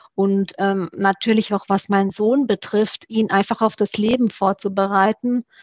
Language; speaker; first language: German; early bilingual, other home language; Romanian